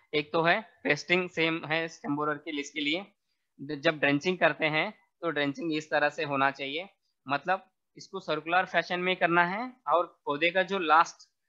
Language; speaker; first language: Hindi; non-native, local second language; Marathi